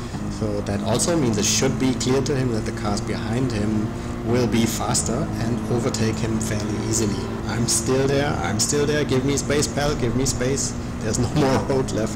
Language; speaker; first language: English; non-native, fluent; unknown